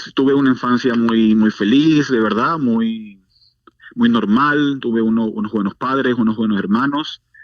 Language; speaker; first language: Spanish; native; Spanish